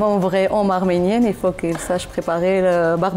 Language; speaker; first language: French; non-native, fluent; Armenian